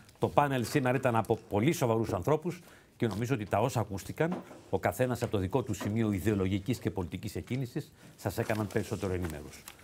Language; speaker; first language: Greek; native; Greek